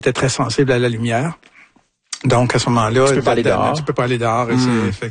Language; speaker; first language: French; native; French